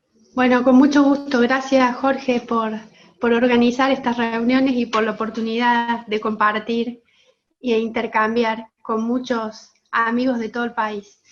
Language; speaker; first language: Spanish; native; Spanish